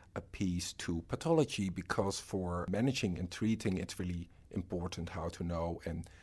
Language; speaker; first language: English; non-native, fluent; Dutch